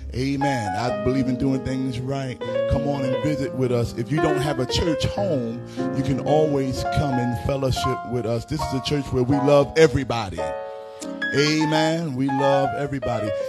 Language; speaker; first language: English; native; English